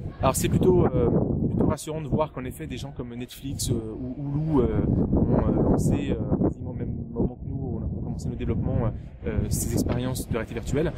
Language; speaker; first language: French; native; French